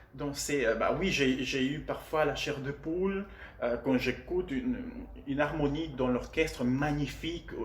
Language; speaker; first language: French; non-native, fluent; Spanish